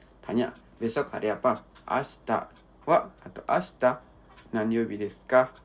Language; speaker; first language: Japanese; non-native, learner; Indonesian